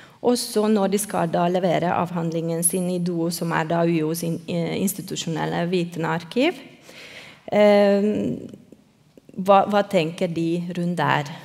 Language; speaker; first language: Norwegian; non-native, fluent; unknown